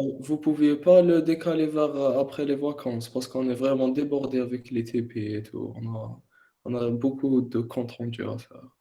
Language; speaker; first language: French; non-native, local second language; Arabic